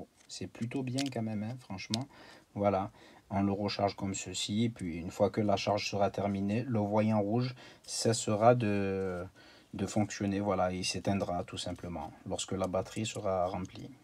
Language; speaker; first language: French; native; French